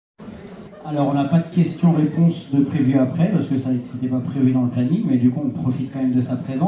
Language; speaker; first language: French; native; French